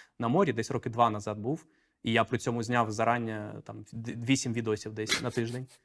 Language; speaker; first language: Ukrainian; non-native, local second language; Russian